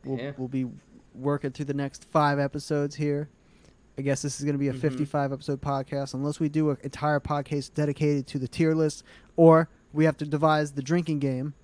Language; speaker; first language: English; native; English